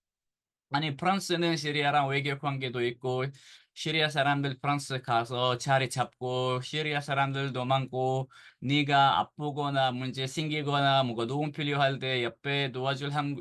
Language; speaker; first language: Korean; non-native, fluent; Arabic